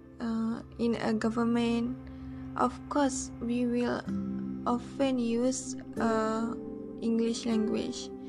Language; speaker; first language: English; non-native, learner; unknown